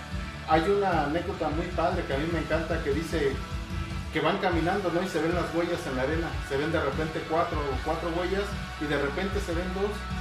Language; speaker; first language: Spanish; native; Spanish